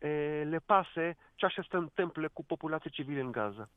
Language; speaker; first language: Romanian; non-native, fluent; Hebrew